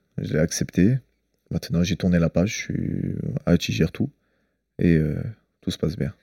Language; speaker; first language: French; early bilingual, other home language; Chechen